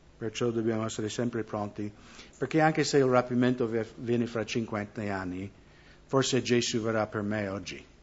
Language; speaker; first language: Italian; non-native, fluent; English